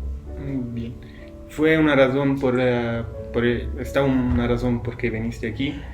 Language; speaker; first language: Spanish; non-native, fluent; Italian